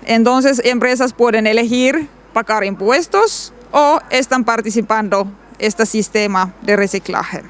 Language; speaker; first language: Spanish; non-native, learner; Finnish